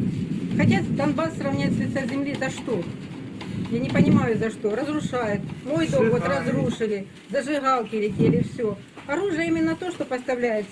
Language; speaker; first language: Russian; native; Russian